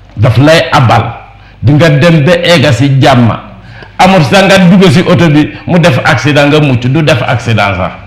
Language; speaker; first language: Wolof; non-native, local second language; Jola-Fonyi